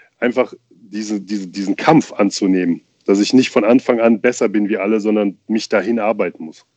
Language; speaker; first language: German; native; German